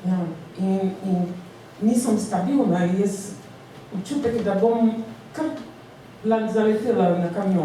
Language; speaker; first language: Slovenian; non-native, learner; Portuguese